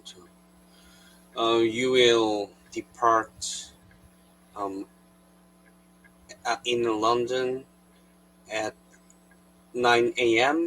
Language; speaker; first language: English; non-native, learner; Korean